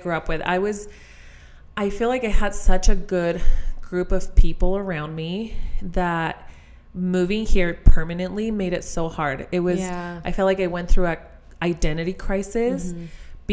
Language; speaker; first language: English; non-native, fluent; Spanish